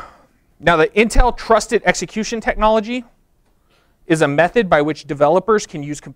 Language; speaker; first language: English; native; English